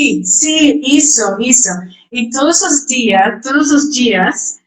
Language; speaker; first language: Portuguese; non-native, learner; Dutch